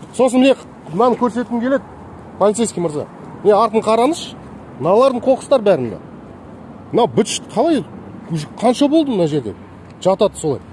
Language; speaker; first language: Kazakh; native; Kazakh